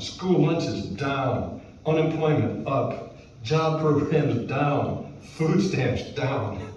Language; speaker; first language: English; native; English